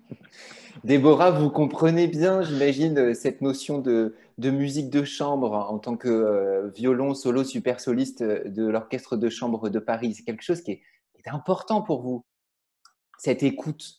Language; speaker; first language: French; native; French